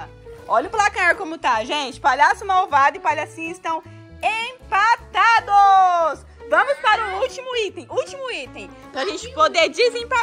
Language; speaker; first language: Portuguese; native; Portuguese